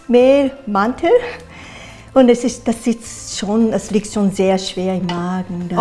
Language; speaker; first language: German; non-native, fluent; Japanese